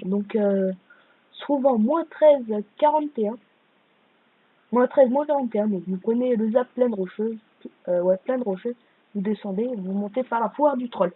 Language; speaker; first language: French; native; French